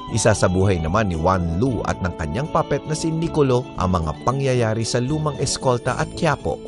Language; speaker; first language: Filipino; native; Filipino